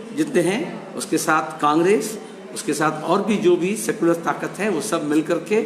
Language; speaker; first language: Hindi; non-native, local second language; Bangla